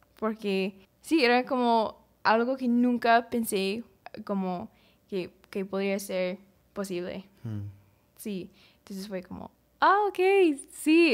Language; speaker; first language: Spanish; non-native, learner; English